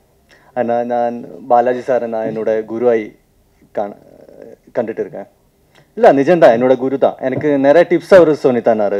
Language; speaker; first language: Tamil; non-native, learner; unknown